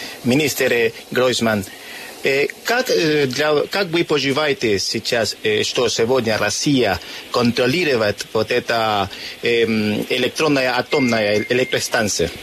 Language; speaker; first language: Russian; non-native, learner; Spanish